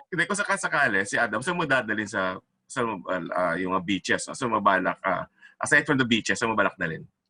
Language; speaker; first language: Filipino; native; Filipino